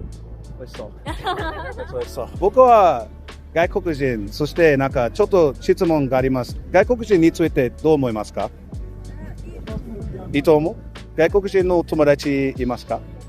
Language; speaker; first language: Japanese; non-native, learner; English